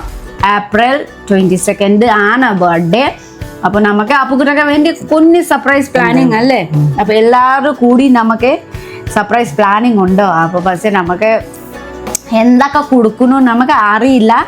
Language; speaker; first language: Malayalam; non-native, learner; Nepali